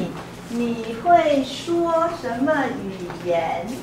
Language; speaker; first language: Chinese; non-native, learner; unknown